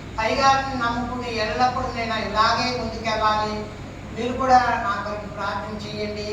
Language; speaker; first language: Telugu; non-native, local second language; Tamil